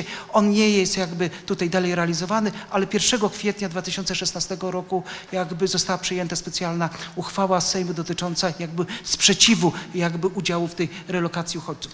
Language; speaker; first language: Polish; native; Polish